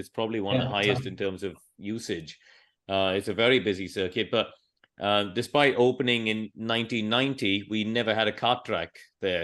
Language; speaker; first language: English; non-native, local second language; Tamil